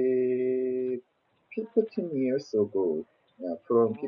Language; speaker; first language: English; non-native, learner; Korean